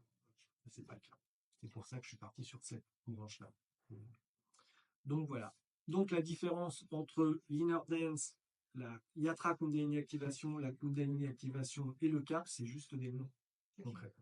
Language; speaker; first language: French; native; French